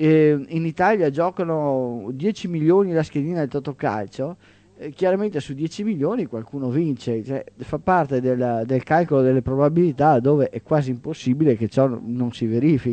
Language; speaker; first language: Italian; native; Italian